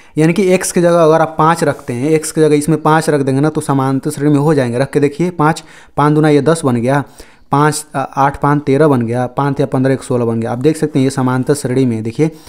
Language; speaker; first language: Hindi; native; Hindi